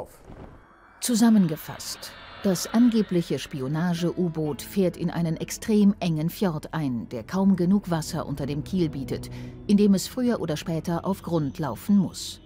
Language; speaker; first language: German; native; German